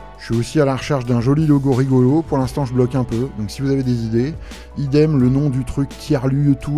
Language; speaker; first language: French; native; French